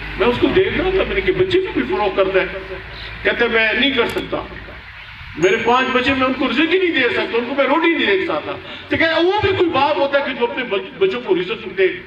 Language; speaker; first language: Urdu; non-native, local second language; Pashto